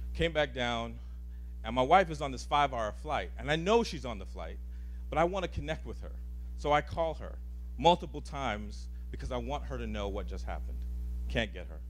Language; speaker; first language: English; native; English